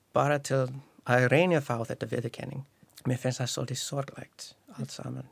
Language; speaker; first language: Icelandic; non-native, fluent; English